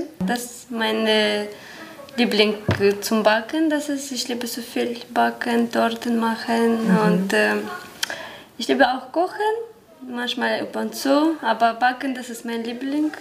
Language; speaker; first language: German; non-native, learner; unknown